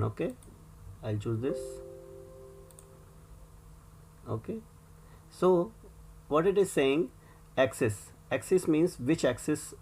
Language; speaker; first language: English; non-native, local second language; Hindi